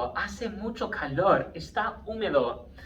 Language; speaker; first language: Spanish; non-native, fluent; English